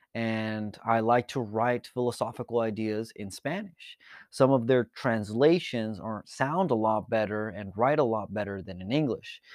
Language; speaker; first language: English; early bilingual, other home language; Spanish